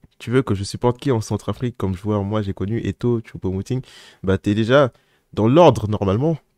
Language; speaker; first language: French; native; French